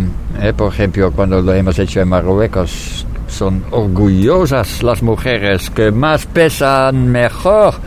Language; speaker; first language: Spanish; non-native, fluent; Dutch